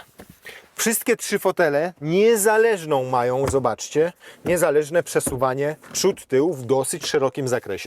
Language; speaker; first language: Polish; native; Polish